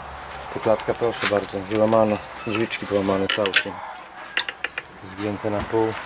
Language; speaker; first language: Polish; native; Polish